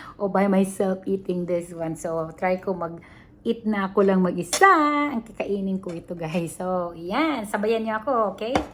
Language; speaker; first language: Filipino; non-native, local second language; Cebuano